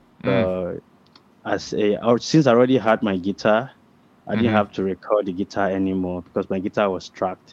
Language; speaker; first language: English; non-native, local second language; Ibibio